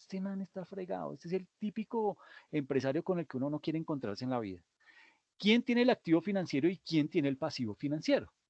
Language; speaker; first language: Spanish; native; Spanish